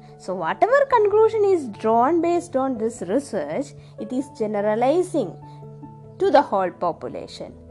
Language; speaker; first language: English; non-native, local second language; Malayalam